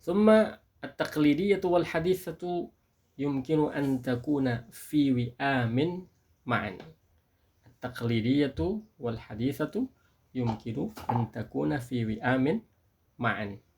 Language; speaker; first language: Arabic; non-native, fluent; Indonesian